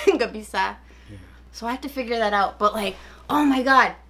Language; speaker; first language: English; native; English